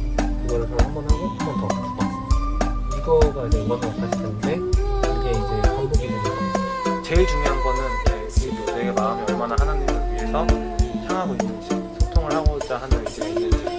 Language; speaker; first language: Korean; non-native, fluent; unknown